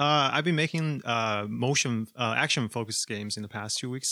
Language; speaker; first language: English; non-native, fluent; Chinese